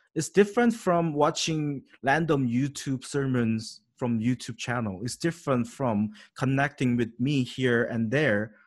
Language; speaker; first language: English; non-native, learner; Korean